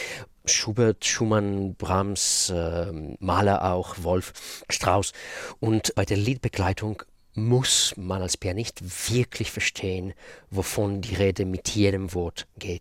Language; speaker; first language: German; non-native, fluent; Russian